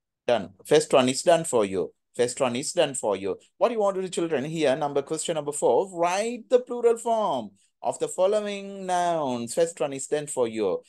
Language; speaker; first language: English; non-native, local second language; Tamil